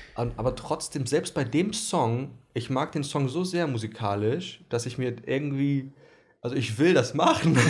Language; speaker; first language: German; early bilingual, other home language; Greek